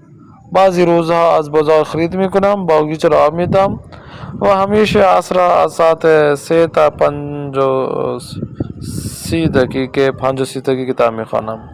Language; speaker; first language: Persian; non-native, fluent; Urdu